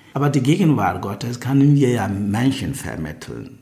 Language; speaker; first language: German; non-native, fluent; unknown